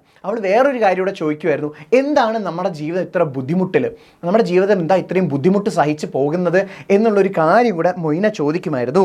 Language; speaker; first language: Malayalam; native; Malayalam